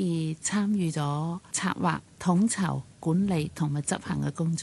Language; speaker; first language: Chinese; non-native, local second language; Cantonese